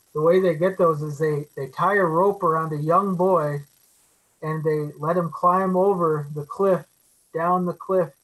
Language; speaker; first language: English; native; English